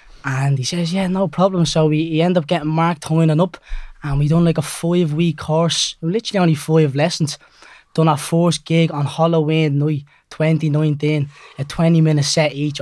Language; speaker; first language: English; native; English